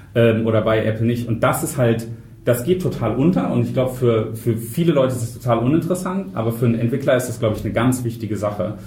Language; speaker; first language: German; native; German